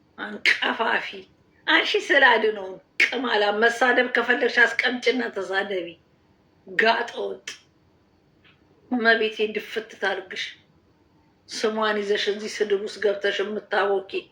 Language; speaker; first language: Amharic; native; Amharic